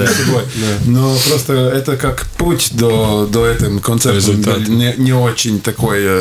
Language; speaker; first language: Russian; non-native, local second language; Latvian